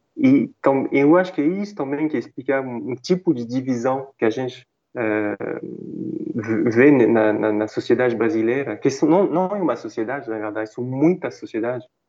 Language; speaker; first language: Portuguese; non-native, fluent; French